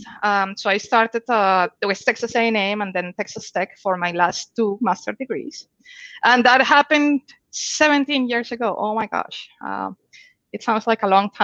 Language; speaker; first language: English; non-native, fluent; Spanish